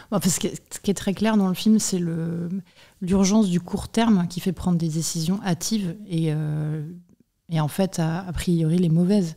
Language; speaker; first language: French; native; French